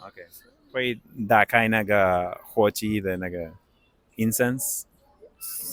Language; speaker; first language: Chinese; non-native, learner; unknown